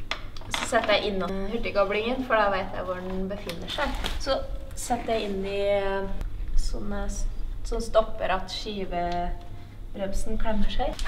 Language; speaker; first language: Norwegian; native; Norwegian